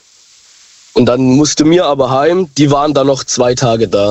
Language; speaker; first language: German; native; German